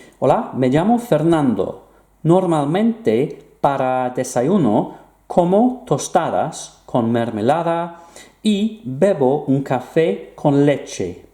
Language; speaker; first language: Spanish; non-native, fluent; English